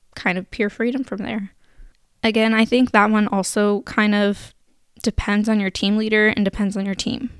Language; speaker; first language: English; native; English